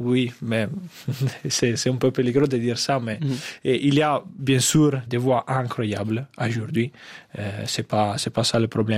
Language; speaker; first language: French; non-native, fluent; Italian